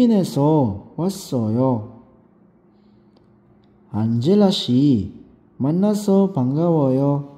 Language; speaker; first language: Korean; non-native, fluent; Filipino